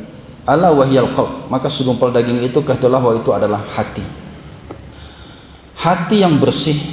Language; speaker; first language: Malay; non-native, local second language; Minangkabau